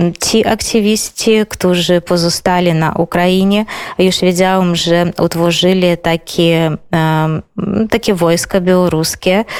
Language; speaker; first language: Polish; non-native, fluent; Belarusian